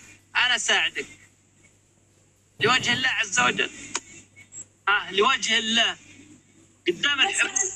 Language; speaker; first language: Arabic; native; Arabic